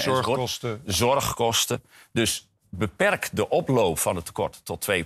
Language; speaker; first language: Dutch; native; Dutch